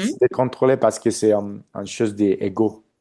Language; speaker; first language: French; non-native, learner; Spanish